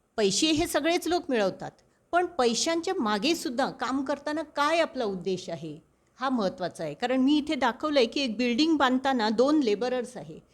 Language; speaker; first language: Marathi; non-native, local second language; Konkani